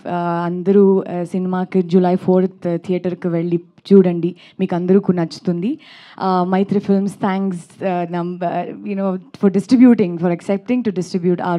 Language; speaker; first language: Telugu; non-native, learner; Kannada